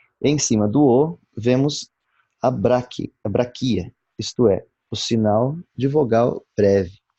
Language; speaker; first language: Portuguese; native; Portuguese